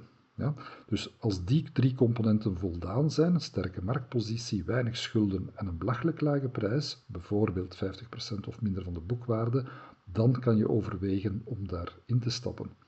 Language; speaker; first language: Dutch; native; Dutch